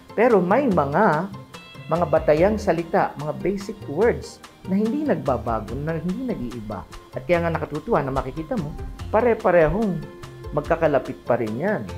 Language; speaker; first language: Filipino; native; Filipino